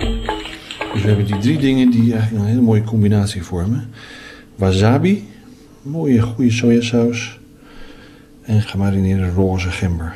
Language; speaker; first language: Dutch; native; Dutch